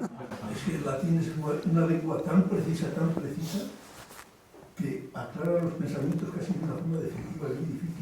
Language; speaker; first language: Spanish; native; Spanish